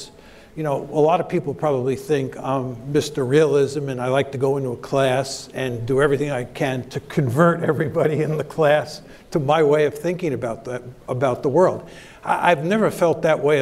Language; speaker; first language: English; native; English